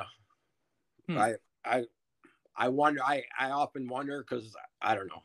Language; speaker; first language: English; native; English